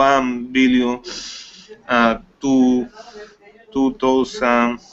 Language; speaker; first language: English; non-native, learner; Spanish